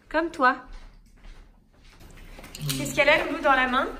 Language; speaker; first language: French; native; French